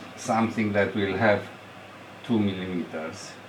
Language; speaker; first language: English; non-native, fluent; Romanian